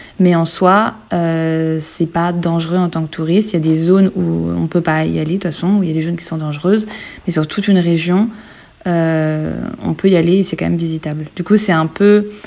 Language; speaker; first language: French; native; French